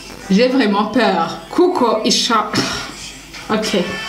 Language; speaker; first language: French; non-native, local second language; Rundi